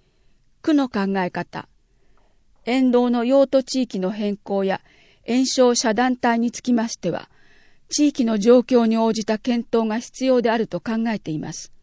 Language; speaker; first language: Japanese; native; Japanese